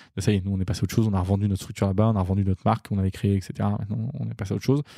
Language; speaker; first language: French; native; French